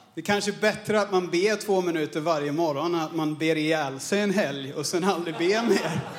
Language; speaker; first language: Swedish; non-native, fluent; English